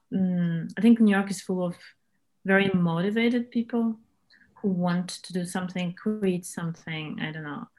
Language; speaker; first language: English; non-native, fluent; Russian